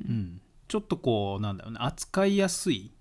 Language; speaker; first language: Japanese; native; Japanese